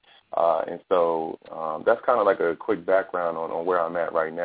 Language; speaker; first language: English; native; English